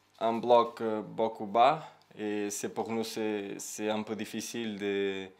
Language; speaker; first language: French; non-native, learner; Portuguese